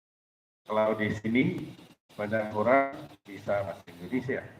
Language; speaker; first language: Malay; non-native, local second language; Min Nan Chinese